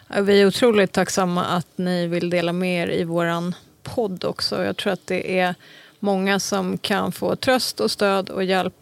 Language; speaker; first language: Swedish; native; Swedish